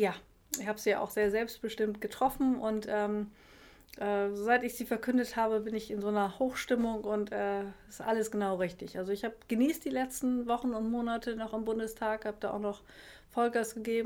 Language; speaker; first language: German; native; German